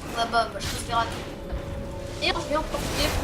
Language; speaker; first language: French; native; French